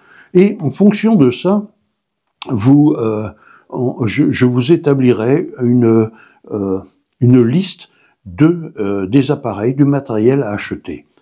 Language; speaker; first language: French; native; French